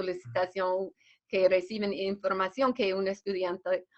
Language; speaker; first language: Spanish; non-native, fluent; English